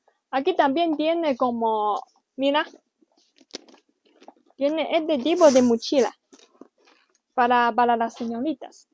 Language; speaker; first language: Spanish; non-native, learner; Chinese